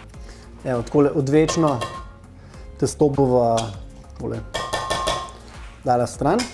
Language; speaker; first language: Slovenian; native; Slovenian